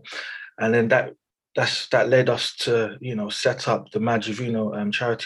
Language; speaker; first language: English; native; English